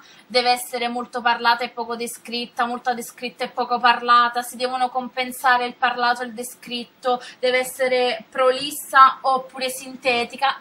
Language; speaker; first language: Italian; native; Italian